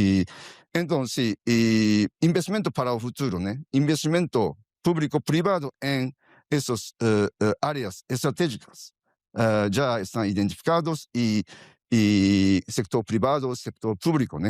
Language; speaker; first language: Portuguese; non-native, fluent; Japanese